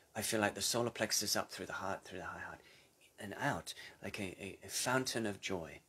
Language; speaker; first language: English; native; English